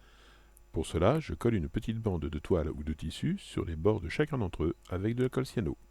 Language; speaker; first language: French; native; French